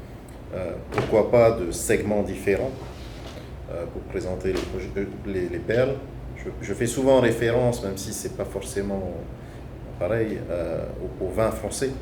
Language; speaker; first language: French; native; French